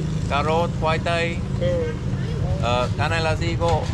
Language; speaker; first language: Vietnamese; non-native, learner; English